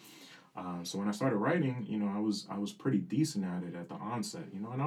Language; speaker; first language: English; early bilingual, other home language; Spanish